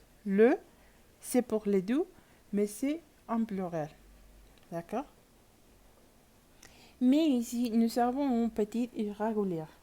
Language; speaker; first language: French; non-native, learner; Spanish